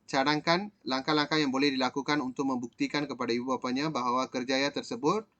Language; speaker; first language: Malay; non-native, local second language; Tamil